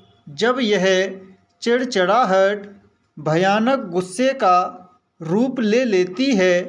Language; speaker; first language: Hindi; native; Hindi